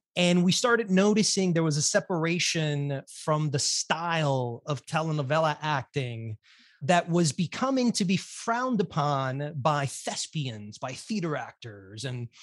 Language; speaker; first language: English; early bilingual, other home language; Spanish